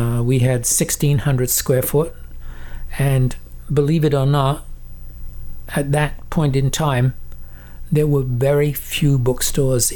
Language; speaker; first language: English; native; English